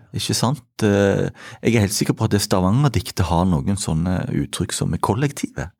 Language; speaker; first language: Norwegian; native; Norwegian